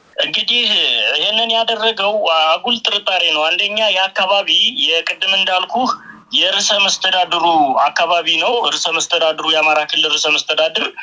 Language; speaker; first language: Amharic; native; Amharic